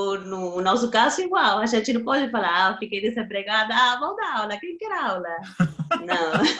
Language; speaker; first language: Portuguese; non-native, fluent; Spanish